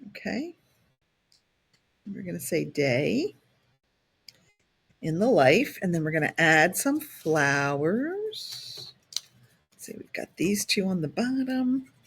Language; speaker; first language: English; native; English